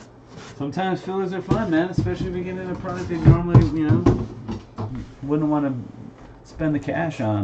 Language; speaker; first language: English; native; English